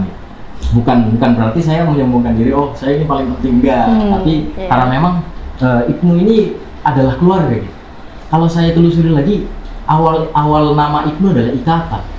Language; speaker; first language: Indonesian; non-native, local second language; Javanese